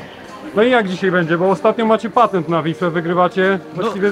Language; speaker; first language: Polish; native; Polish